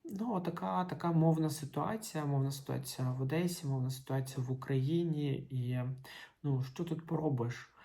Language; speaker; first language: Ukrainian; native; Ukrainian